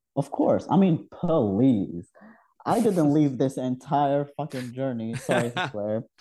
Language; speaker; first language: English; non-native, fluent; Arabic